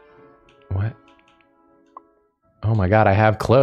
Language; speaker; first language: English; native; English